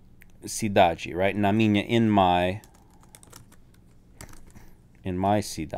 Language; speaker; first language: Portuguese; non-native, fluent; English